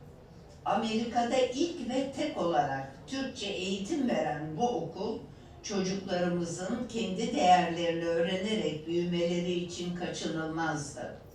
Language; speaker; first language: Turkish; native; Turkish